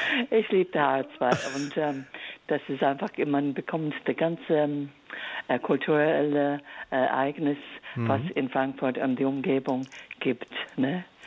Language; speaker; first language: German; non-native, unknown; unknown